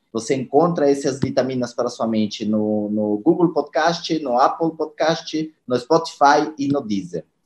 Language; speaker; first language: Portuguese; non-native, fluent; Spanish